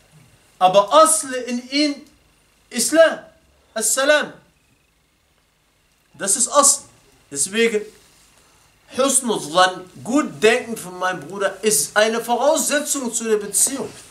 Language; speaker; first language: German; non-native, fluent; Arabic